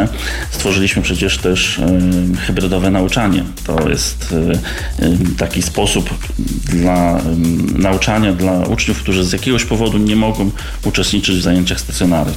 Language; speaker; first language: Polish; native; Polish